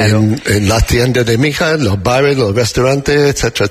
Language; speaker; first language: Spanish; non-native, learner; English